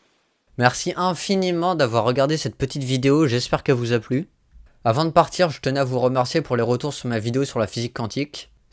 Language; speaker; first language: French; native; French